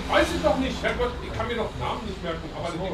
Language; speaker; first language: German; native; German